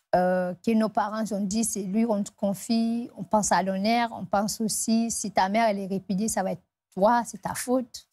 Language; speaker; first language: French; non-native, local second language; Fula